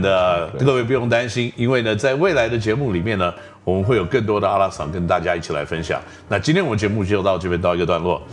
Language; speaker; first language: Chinese; native; Chinese